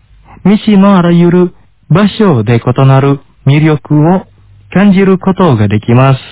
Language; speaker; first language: Japanese; non-native, fluent; Indonesian